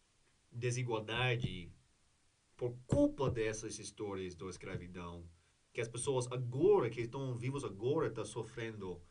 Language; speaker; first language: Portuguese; non-native, learner; English